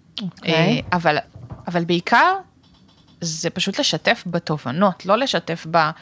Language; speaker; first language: Hebrew; native; Hebrew